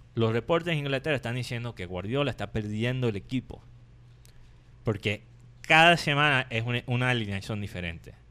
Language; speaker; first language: Spanish; non-native, fluent; English